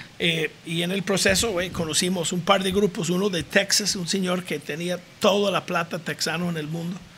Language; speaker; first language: Spanish; non-native, fluent; English